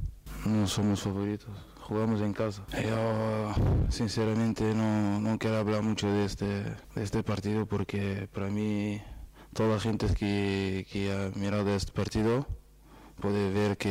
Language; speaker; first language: Spanish; non-native, fluent; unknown